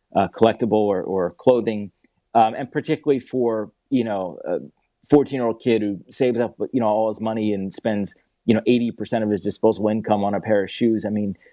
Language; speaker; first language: English; native; English